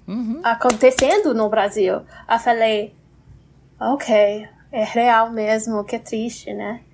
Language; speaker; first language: Portuguese; non-native, fluent; English